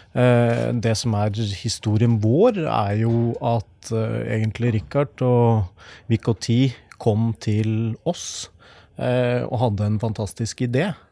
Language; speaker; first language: Norwegian; native; Norwegian